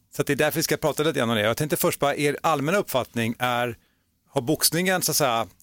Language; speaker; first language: Swedish; native; Swedish